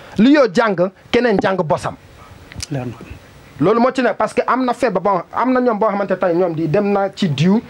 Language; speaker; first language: Wolof; non-native, learner; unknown